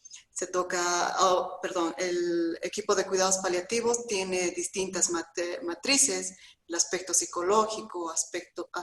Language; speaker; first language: Spanish; native; Spanish